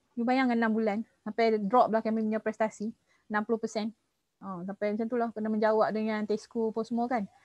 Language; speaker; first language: Malay; native; Malay